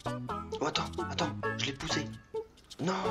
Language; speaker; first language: French; native; French